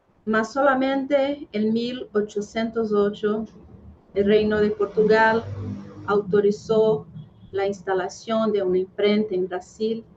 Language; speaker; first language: Spanish; non-native, fluent; Portuguese